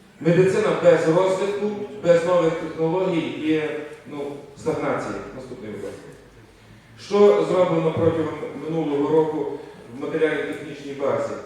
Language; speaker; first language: Ukrainian; native; Ukrainian